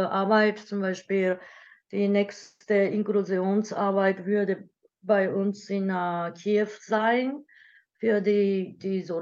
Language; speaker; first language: German; non-native, learner; Japanese